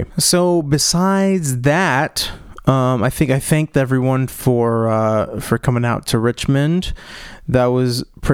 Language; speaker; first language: English; native; English